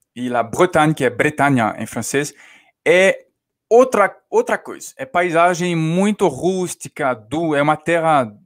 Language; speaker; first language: Portuguese; non-native, fluent; French